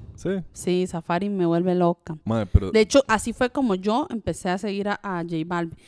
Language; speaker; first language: Spanish; early bilingual, other home language; French